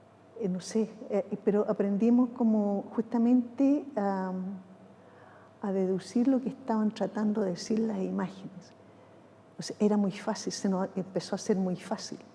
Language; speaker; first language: Spanish; native; Spanish